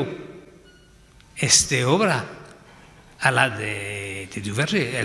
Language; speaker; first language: Spanish; non-native, fluent; French